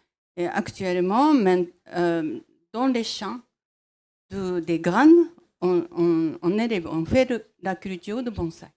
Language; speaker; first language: French; non-native, fluent; Japanese